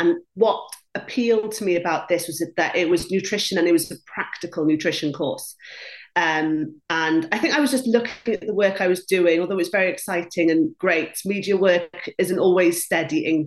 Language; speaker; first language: English; non-native, local second language; Welsh